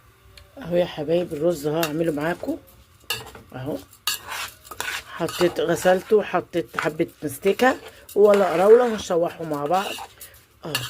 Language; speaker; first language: Arabic; native; Arabic